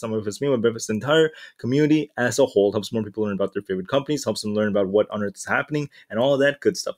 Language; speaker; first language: English; native; English